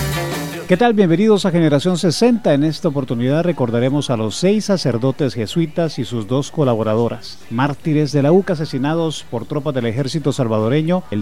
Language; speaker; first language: Spanish; native; Spanish